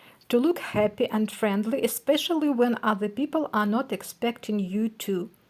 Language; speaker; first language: English; non-native, fluent; Ukrainian